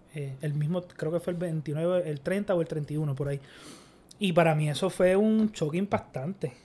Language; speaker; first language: Spanish; native; Spanish